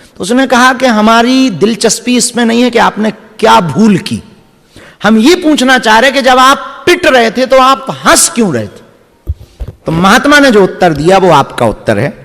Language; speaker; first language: Hindi; native; Hindi